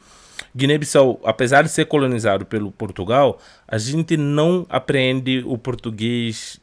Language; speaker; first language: Portuguese; non-native, fluent; Upper Guinea Crioulo